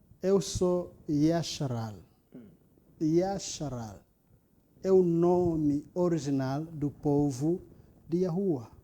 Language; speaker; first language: Portuguese; non-native, local second language; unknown